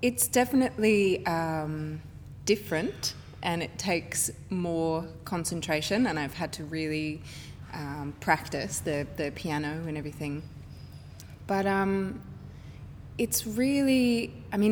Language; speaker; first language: English; native; English